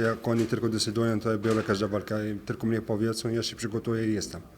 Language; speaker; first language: Polish; non-native, fluent; French